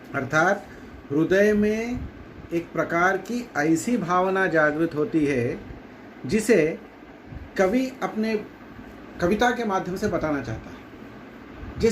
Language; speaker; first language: Hindi; non-native, local second language; Telugu